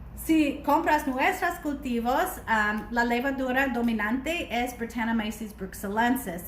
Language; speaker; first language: Spanish; non-native, learner; English